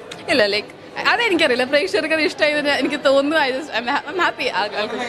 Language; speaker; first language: Malayalam; non-native, local second language; Punjabi